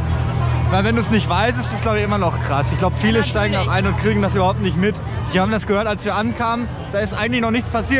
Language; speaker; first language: German; native; German